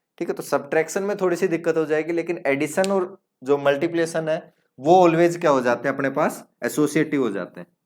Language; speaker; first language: Hindi; native; Hindi